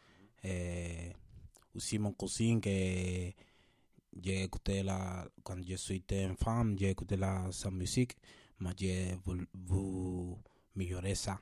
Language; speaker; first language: French; non-native, learner; Spanish